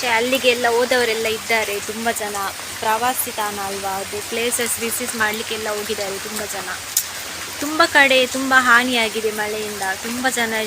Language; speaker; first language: Kannada; non-native, local second language; Tulu